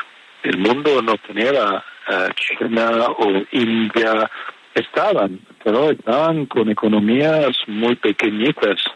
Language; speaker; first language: Spanish; non-native, fluent; Italian